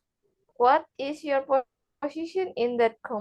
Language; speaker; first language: English; non-native, learner; Indonesian